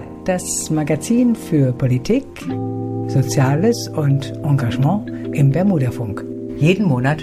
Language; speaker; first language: German; native; German